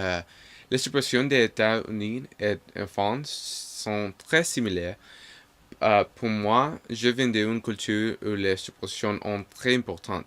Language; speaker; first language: French; non-native, learner; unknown